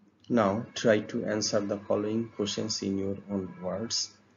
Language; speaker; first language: English; non-native, local second language; Bangla